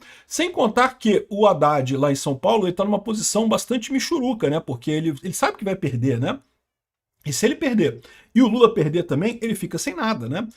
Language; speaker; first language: Portuguese; native; Portuguese